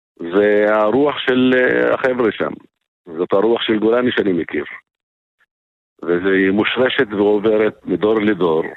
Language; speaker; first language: Hebrew; non-native, local second language; Arabic